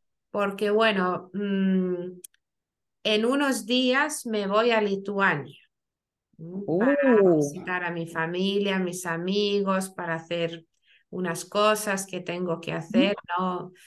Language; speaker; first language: Spanish; non-native, fluent; Lithuanian